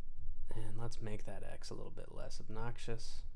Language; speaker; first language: English; native; English